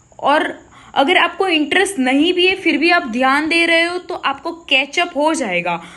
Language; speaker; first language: Hindi; non-native, local second language; Gujarati